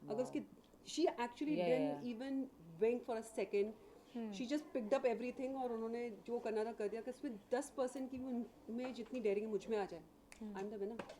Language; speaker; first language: Hindi; native; Hindi